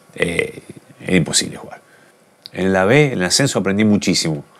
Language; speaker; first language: Spanish; native; Spanish